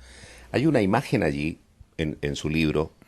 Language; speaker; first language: Spanish; native; Spanish